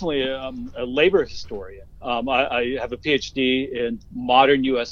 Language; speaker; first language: English; native; English